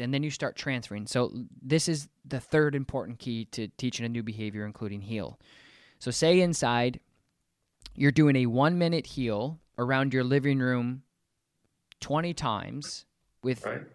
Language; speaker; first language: English; native; English